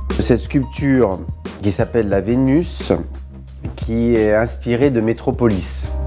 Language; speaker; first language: French; native; French